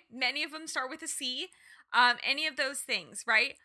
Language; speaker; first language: English; native; English